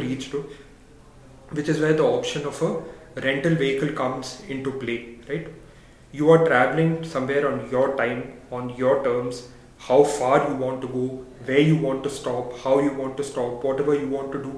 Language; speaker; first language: English; non-native, local second language; Tamil